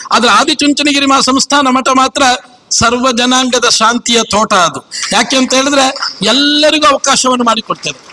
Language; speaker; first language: Kannada; native; Kannada